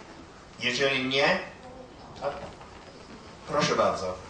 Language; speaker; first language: Polish; non-native, learner; English